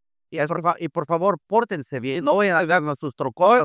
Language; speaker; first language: Spanish; native; Spanish